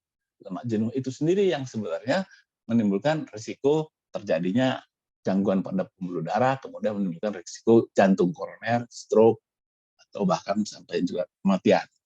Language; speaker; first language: Malay; native; Malay